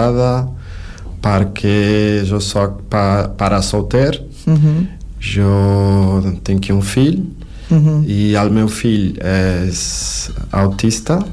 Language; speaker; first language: Catalan; non-native, fluent; Portuguese